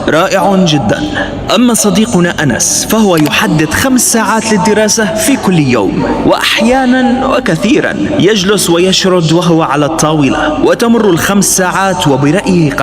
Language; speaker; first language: Arabic; native; Arabic